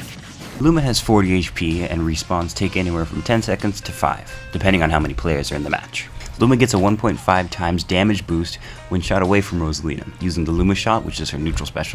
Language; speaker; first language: English; native; English